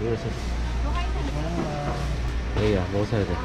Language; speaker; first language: Korean; native; Korean